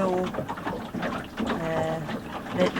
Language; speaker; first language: French; non-native, learner; Italian